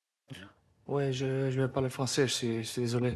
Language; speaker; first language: French; non-native, learner; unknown